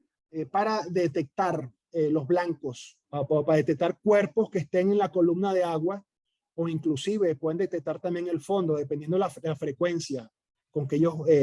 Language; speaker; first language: Spanish; native; Spanish